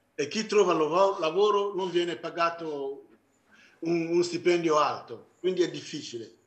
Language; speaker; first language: Italian; non-native, fluent; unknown